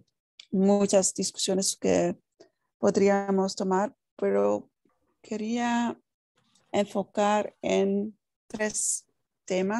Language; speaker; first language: Spanish; non-native, fluent; Dutch